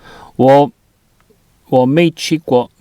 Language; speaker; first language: Chinese; non-native, learner; Korean